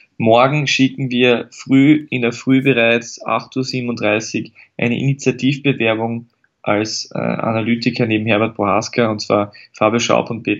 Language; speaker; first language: German; native; German